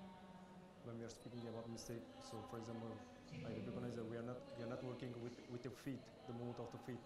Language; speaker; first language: English; non-native, fluent; Turkish